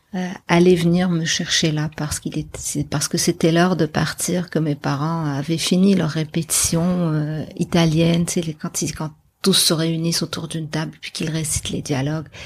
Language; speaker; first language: French; non-native, local second language; Arabic